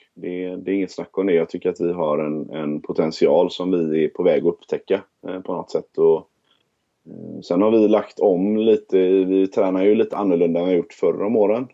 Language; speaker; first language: Swedish; native; Swedish